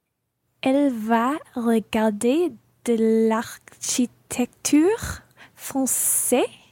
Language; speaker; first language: French; non-native, learner; English